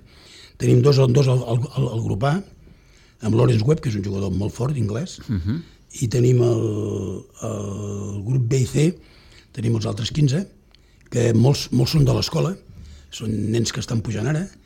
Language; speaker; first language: Catalan; native; Catalan